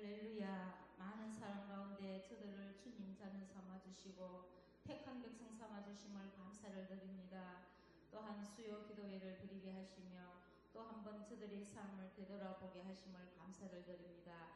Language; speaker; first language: Korean; native; Korean